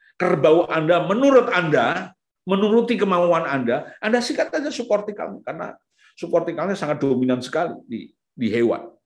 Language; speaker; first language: Indonesian; native; Indonesian